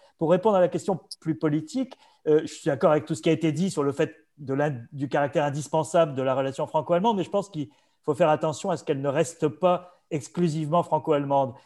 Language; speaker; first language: French; native; French